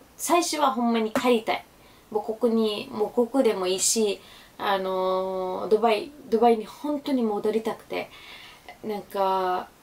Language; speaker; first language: Japanese; non-native, fluent; Urdu